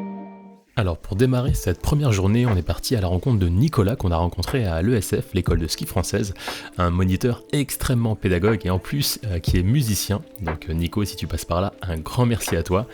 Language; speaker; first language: French; native; French